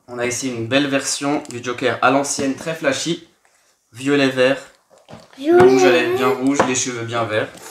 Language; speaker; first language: French; native; French